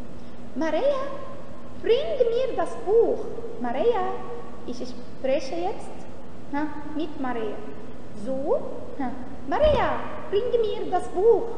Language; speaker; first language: German; non-native, fluent; Arabic